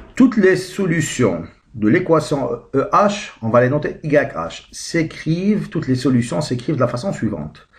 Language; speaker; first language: French; non-native, local second language; Arabic